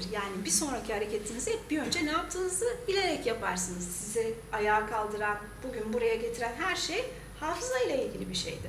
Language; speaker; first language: Turkish; native; Turkish